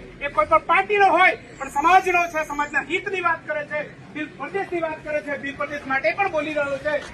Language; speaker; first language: Gujarati; non-native, local second language; Bhili